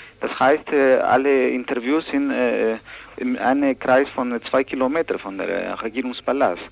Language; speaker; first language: German; non-native, learner; Spanish